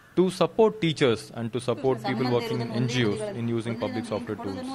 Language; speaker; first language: English; non-native, local second language; Kannada